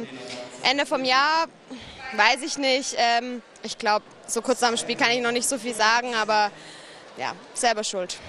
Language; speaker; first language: German; native; German